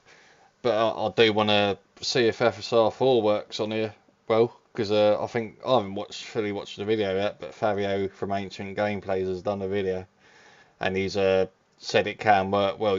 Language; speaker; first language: English; native; English